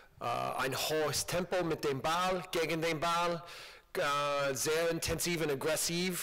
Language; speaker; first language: German; non-native, learner; English